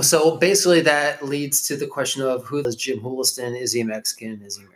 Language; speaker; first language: English; native; English